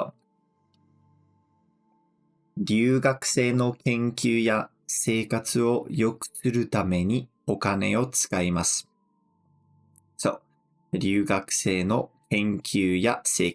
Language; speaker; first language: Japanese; non-native, fluent; English